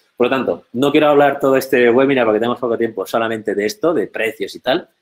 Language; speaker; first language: Spanish; native; Spanish